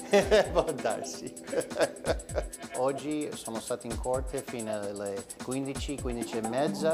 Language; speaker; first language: Italian; early bilingual, heritage; Italian